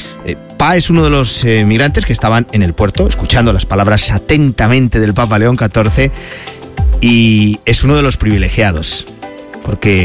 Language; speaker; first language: Spanish; native; Spanish